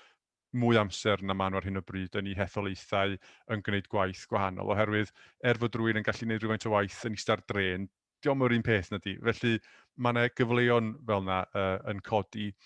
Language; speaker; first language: Welsh; native; Welsh